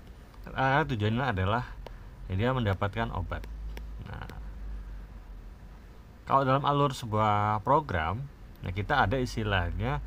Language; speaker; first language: Indonesian; native; Indonesian